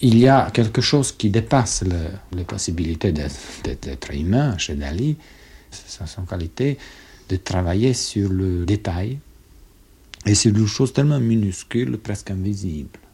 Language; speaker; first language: French; non-native, fluent; Croatian